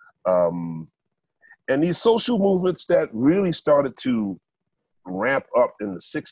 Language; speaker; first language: English; native; English